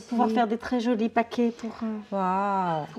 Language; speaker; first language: French; native; French